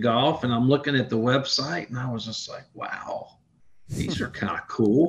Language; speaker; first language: English; native; English